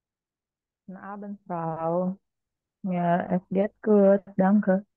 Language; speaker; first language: German; non-native, learner; Indonesian